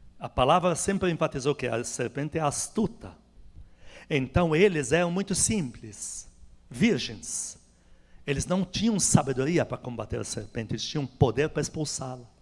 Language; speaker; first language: Portuguese; non-native, fluent; Arabic